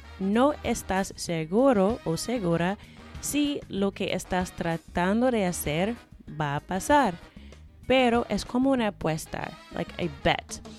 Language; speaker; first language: Spanish; non-native, fluent; English